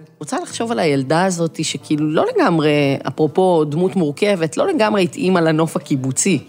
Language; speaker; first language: Hebrew; native; Hebrew